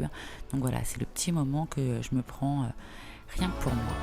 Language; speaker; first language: French; native; French